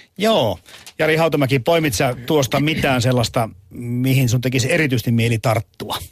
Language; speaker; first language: Finnish; native; Finnish